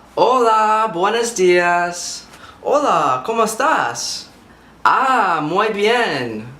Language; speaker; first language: Spanish; non-native, learner; English